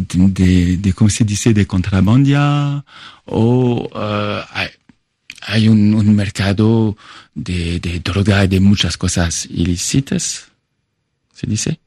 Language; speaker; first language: Spanish; non-native, fluent; French